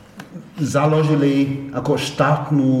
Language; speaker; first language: Slovak; non-native, fluent; English